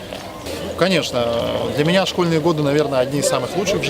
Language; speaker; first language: Russian; native; Russian